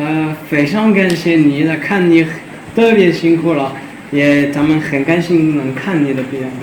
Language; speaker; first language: Chinese; non-native, learner; French